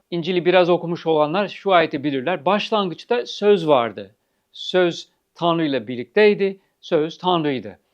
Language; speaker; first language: Turkish; non-native, fluent; English